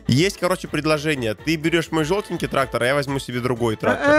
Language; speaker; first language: Russian; native; Russian